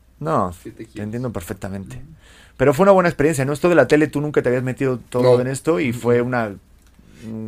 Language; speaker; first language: Spanish; native; Spanish